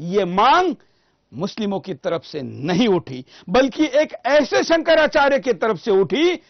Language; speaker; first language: Hindi; non-native, local second language; Marathi